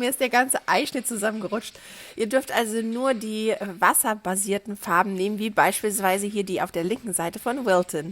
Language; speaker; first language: German; native; German